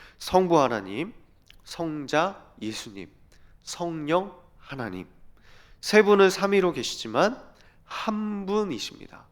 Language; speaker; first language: Korean; native; Korean